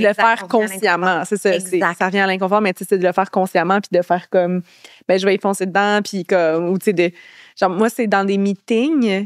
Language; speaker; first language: French; native; French